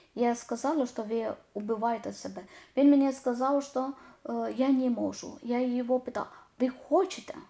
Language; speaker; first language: Ukrainian; non-native, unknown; Malayalam